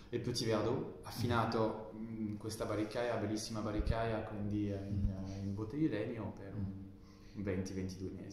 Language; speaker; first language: Italian; non-native, fluent; French